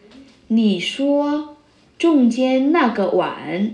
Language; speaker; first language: Chinese; non-native, fluent; Vietnamese